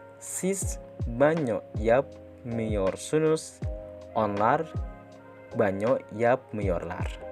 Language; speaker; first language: Turkish; non-native, fluent; Indonesian